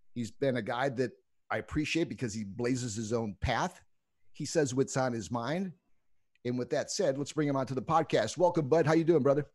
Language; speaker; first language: English; native; English